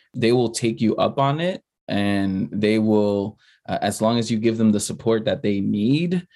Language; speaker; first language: English; early bilingual, other home language; Spanish